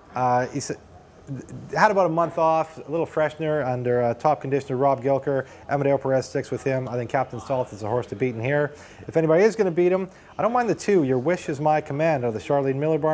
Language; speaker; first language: English; native; English